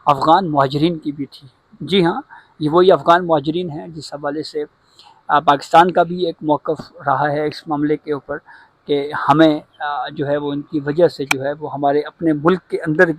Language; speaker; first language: Urdu; non-native, local second language; Punjabi